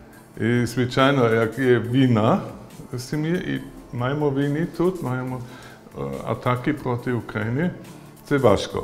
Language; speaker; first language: Ukrainian; non-native, learner; German